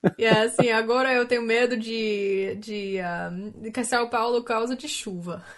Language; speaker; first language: Portuguese; non-native, learner; English